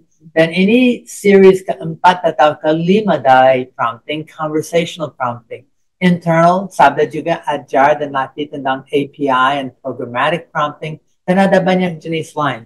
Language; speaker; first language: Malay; non-native, fluent; English